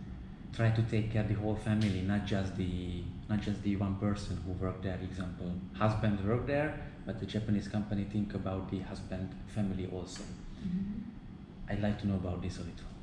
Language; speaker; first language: English; non-native, learner; Hungarian